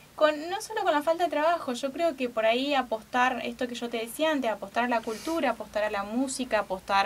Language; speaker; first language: Spanish; native; Spanish